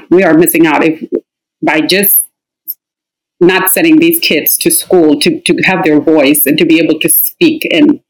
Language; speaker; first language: English; non-native, fluent; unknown